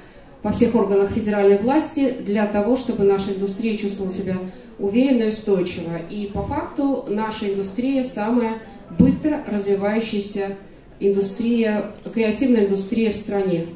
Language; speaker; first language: Russian; native; Russian